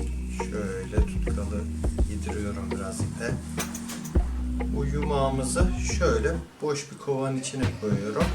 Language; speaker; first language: Turkish; native; Turkish